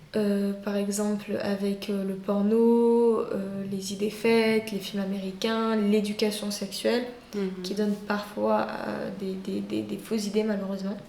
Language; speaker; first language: French; native; French